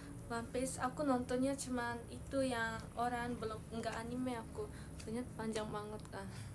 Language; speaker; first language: Indonesian; non-native, learner; Japanese